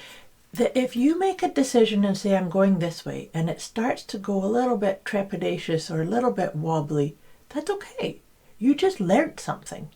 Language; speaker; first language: English; native; English